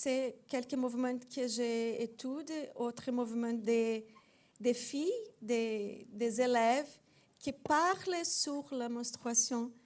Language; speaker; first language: French; non-native, fluent; Portuguese